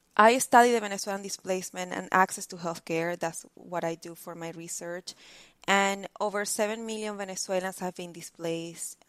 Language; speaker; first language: English; non-native, fluent; Spanish